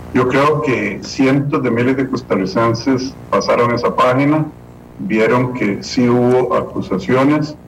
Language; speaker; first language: Spanish; native; Spanish